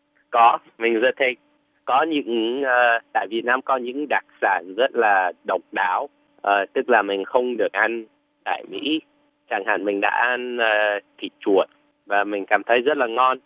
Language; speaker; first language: Vietnamese; non-native, fluent; English